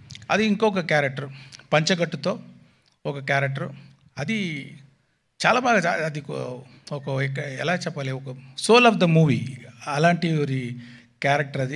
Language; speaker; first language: Telugu; non-native, local second language; Tamil